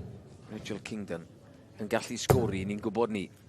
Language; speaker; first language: Welsh; native; Welsh